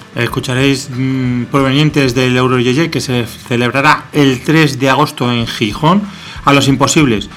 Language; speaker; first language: Spanish; native; Spanish